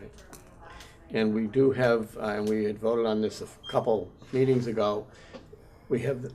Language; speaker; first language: English; native; English